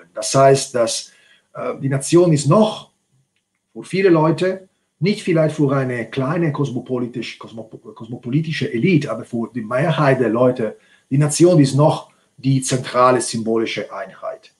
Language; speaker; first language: German; non-native, fluent; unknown